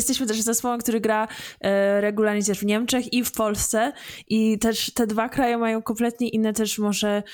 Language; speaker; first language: Polish; early bilingual, heritage; English